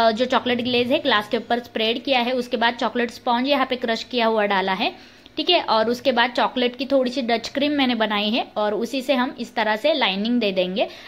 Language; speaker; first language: Hindi; non-native, local second language; Marathi